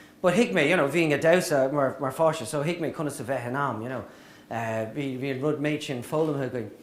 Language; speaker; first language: Irish; native; Irish